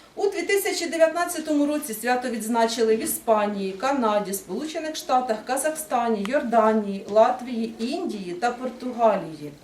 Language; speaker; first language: Ukrainian; native; Ukrainian